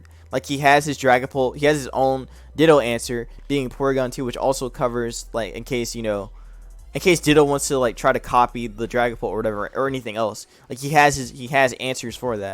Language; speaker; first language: English; native; English